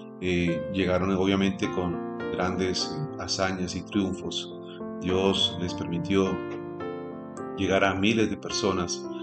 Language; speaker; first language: Spanish; native; Spanish